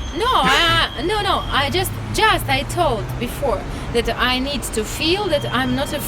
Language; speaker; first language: English; non-native, learner; Russian